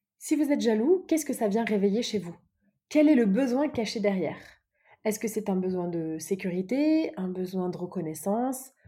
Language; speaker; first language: French; native; French